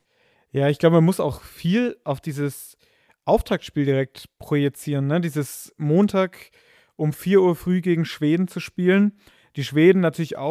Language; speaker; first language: German; native; German